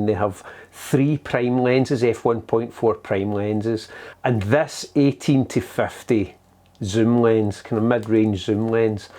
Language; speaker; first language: English; native; English